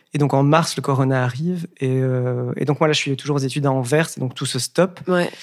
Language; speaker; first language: French; native; French